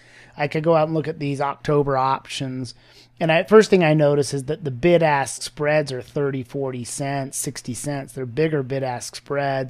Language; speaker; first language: English; native; English